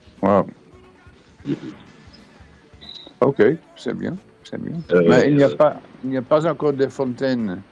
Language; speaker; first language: French; non-native, fluent; Dutch